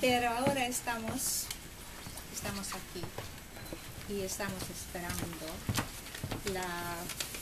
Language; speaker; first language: Spanish; non-native, fluent; Swedish